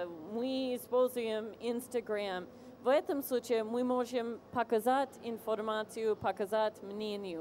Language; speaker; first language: Russian; non-native, fluent; English